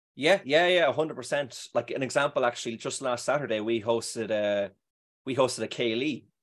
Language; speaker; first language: English; native; English